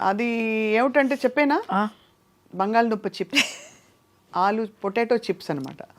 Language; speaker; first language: Telugu; native; Telugu